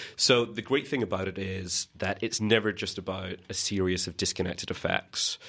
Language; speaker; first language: English; native; English